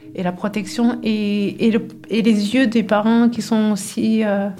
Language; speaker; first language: French; non-native, local second language; Kinyarwanda